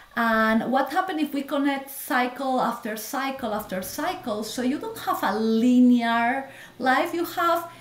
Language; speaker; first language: English; non-native, fluent; Spanish